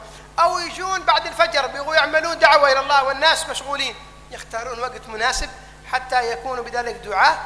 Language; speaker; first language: Arabic; native; Arabic